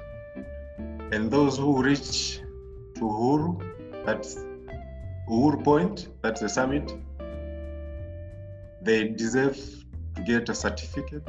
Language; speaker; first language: English; non-native, local second language; Swahili